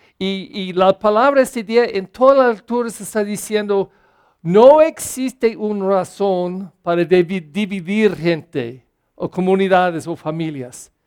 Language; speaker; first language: Spanish; non-native, fluent; English